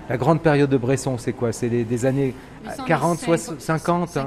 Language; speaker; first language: French; native; French